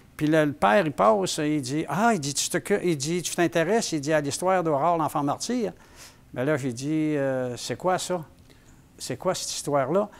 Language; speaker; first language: French; native; French